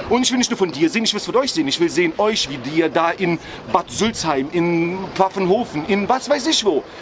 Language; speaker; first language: German; early bilingual, other home language; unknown